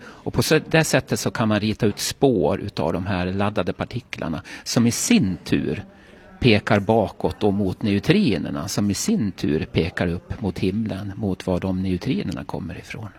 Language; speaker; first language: Swedish; native; Swedish